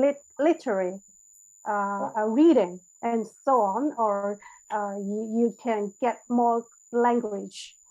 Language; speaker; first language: English; non-native, learner; Chinese